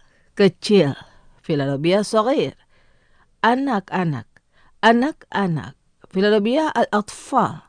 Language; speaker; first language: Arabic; non-native, fluent; Indonesian